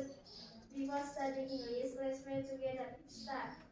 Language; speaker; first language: English; non-native, learner; Indonesian